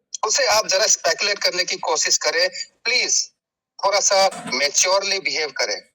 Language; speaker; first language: Hindi; native; Hindi